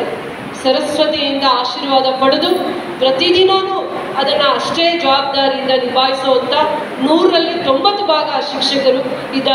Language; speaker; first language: Kannada; native; Kannada